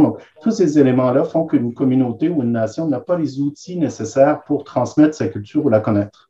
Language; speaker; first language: French; native; French